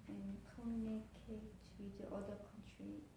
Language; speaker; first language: English; non-native, learner; Korean